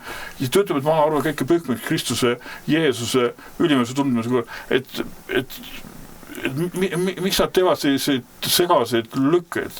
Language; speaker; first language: Estonian; native; Estonian